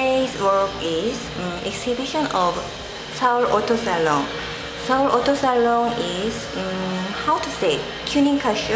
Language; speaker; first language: English; non-native, learner; Korean